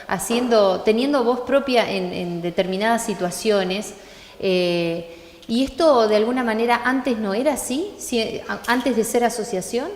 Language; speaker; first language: Spanish; native; Spanish